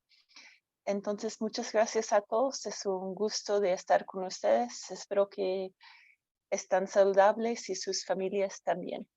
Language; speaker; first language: Spanish; non-native, fluent; English